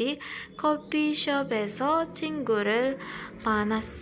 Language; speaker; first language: Korean; non-native, fluent; Indonesian